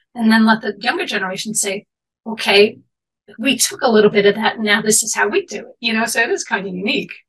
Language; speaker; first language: English; native; English